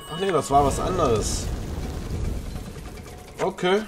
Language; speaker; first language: German; native; German